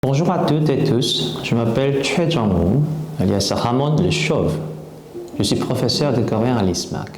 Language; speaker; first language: French; non-native, fluent; Korean